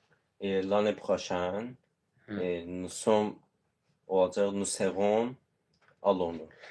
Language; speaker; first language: French; non-native, learner; Azerbaijani